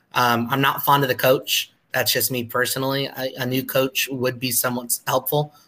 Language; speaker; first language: English; native; English